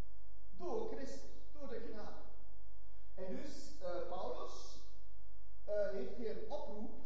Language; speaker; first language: Dutch; non-native, fluent; German